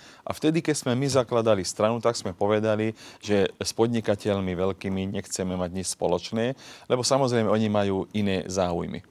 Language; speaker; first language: Slovak; non-native, local second language; Hungarian